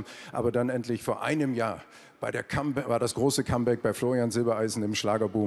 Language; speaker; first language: German; native; German